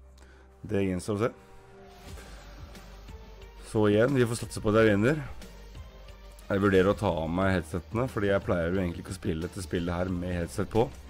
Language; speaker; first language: Norwegian; native; Norwegian